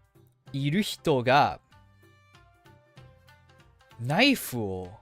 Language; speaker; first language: Japanese; non-native, fluent; English